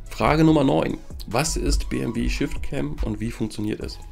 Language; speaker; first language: German; native; German